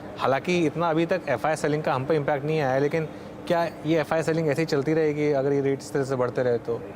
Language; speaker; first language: Hindi; native; Hindi